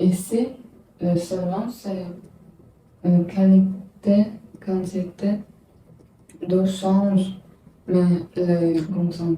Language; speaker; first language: French; non-native, learner; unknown